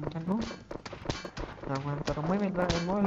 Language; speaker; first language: Spanish; native; Spanish